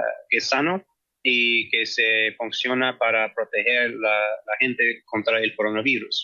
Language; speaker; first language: Spanish; non-native, fluent; English